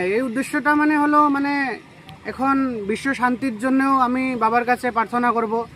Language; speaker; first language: Bangla; native; Bangla